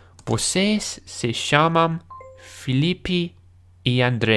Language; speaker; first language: Portuguese; non-native, learner; English